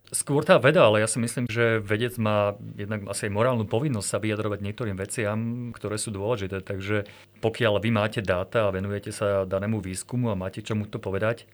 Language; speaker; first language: Slovak; native; Slovak